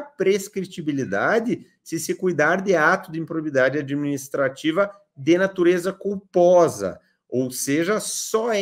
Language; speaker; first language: Portuguese; native; Portuguese